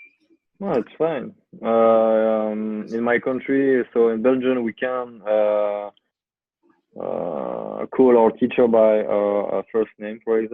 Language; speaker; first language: English; non-native, learner; French